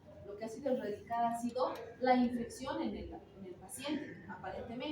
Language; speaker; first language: Spanish; native; Spanish